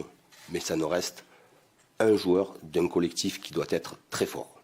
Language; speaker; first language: French; native; French